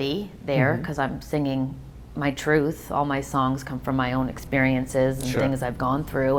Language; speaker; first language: English; native; English